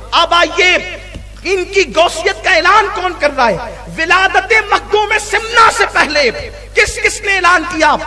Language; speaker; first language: Urdu; native; Urdu